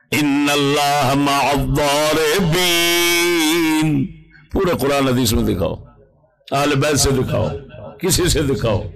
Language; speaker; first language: Urdu; non-native, local second language; Punjabi